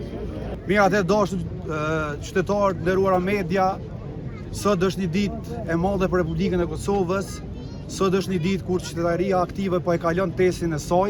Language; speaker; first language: Albanian; native; Albanian